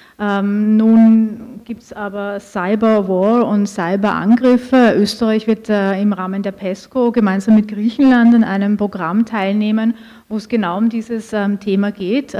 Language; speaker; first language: German; native; German